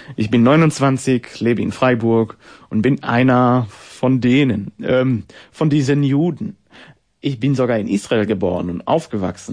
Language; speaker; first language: German; non-native, fluent; Hebrew